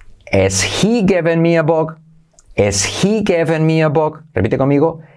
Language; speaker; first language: English; non-native, fluent; Spanish